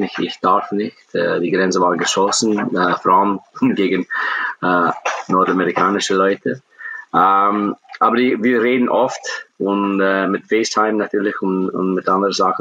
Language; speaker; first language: German; non-native, fluent; English